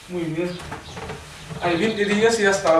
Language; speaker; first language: Spanish; non-native, learner; Arabic